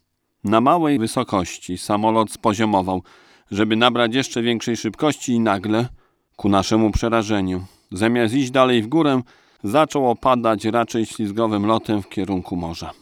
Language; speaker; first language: Polish; native; Polish